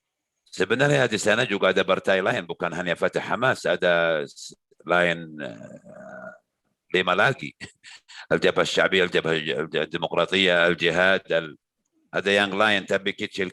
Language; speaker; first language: Indonesian; non-native, learner; Arabic